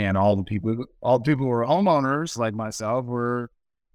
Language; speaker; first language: English; native; English